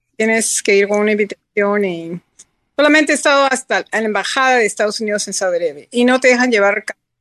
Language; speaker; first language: Spanish; native; Spanish